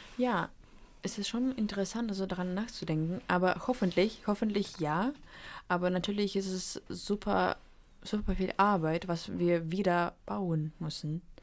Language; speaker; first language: German; non-native, fluent; Ukrainian